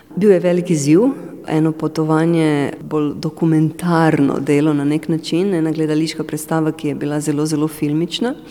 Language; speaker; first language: Slovenian; non-native, fluent; Romanian